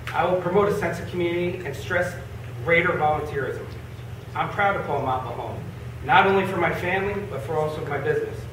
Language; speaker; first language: English; native; English